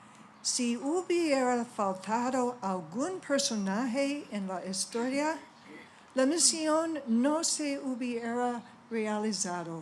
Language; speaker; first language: Spanish; non-native, fluent; English